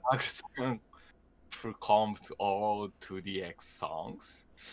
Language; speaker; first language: English; non-native, learner; Japanese